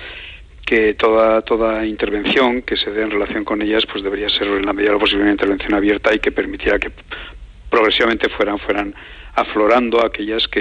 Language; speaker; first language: Spanish; native; Spanish